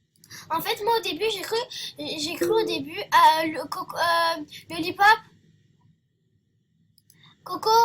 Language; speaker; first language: French; native; French